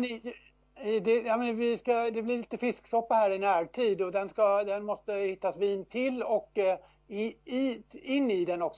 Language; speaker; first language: Swedish; native; Swedish